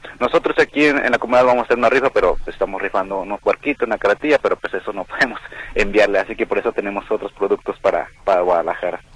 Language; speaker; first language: Spanish; non-native, local second language; Nahuatl languages